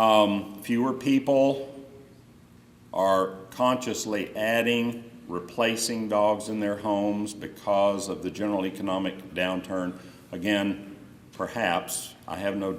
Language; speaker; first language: English; native; English